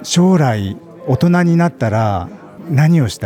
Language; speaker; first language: Japanese; native; Japanese